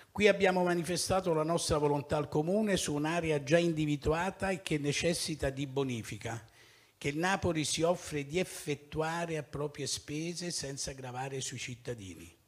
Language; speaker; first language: Italian; native; Italian